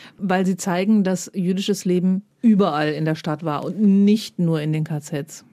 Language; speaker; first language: German; native; German